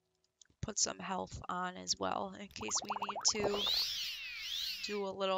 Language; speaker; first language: English; native; English